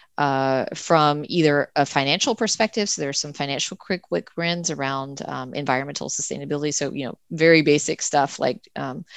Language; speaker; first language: English; native; English